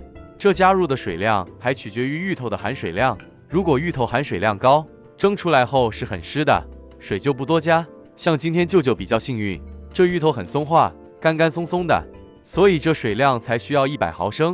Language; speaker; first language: Chinese; native; Chinese